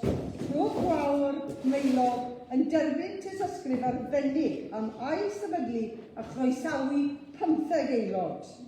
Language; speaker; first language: Welsh; native; Welsh